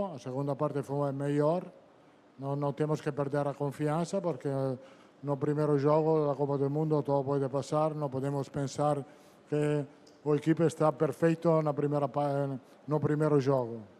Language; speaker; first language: Portuguese; non-native, fluent; Italian